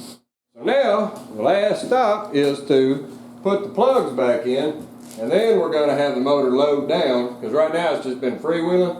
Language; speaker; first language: English; native; English